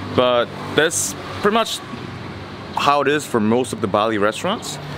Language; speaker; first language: English; non-native, fluent; Korean